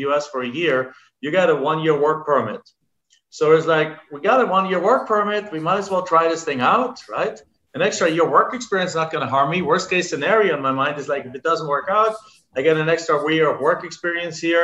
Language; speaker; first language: English; non-native, fluent; German